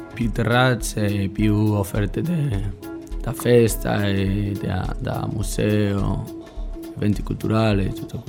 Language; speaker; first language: Italian; non-native, learner; Spanish